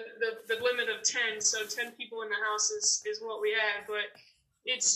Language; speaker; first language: English; native; English